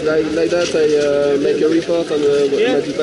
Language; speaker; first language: English; non-native, learner; French